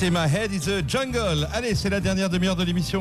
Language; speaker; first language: French; native; French